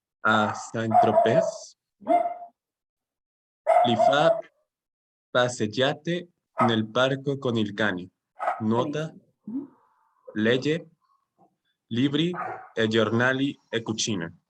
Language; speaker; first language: Italian; non-native, learner; Spanish